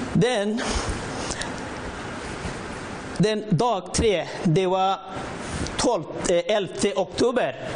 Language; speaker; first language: Swedish; non-native, learner; Rohingya